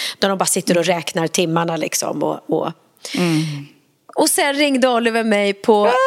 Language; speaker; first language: Swedish; native; Swedish